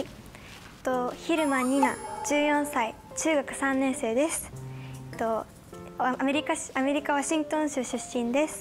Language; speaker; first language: Japanese; non-native, fluent; English